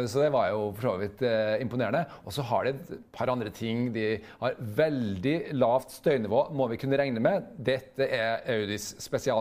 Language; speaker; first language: Norwegian; native; Norwegian